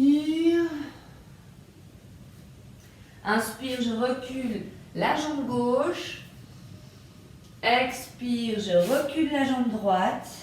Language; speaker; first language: French; native; French